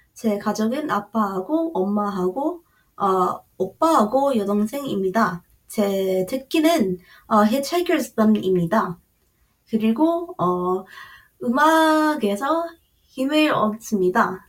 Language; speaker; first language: Korean; non-native, learner; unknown